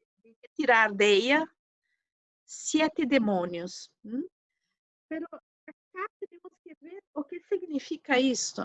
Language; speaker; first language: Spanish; non-native, fluent; Portuguese